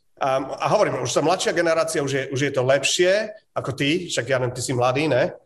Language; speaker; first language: Slovak; native; Slovak